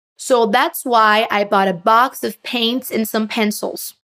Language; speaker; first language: English; non-native, fluent; Portuguese